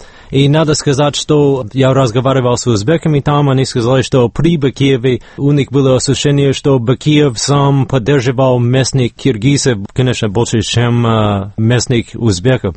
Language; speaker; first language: Russian; non-native, fluent; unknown